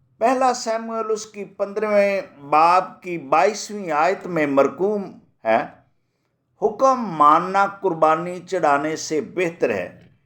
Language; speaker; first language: Urdu; non-native, local second language; Punjabi